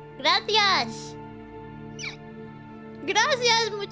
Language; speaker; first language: Spanish; non-native, learner; Portuguese